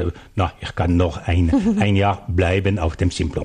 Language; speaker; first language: German; non-native, local second language; French